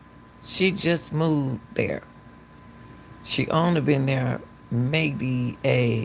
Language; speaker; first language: English; native; English